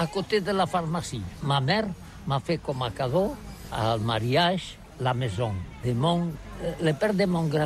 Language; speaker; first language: French; non-native, learner; Catalan